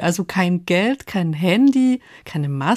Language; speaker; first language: German; native; German